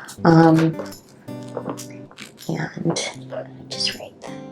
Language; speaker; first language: English; native; English